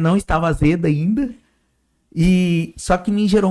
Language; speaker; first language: Portuguese; native; Portuguese